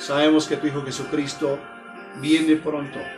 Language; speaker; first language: Spanish; native; Spanish